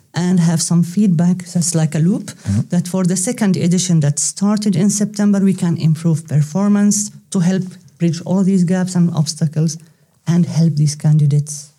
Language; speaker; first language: English; non-native, fluent; Arabic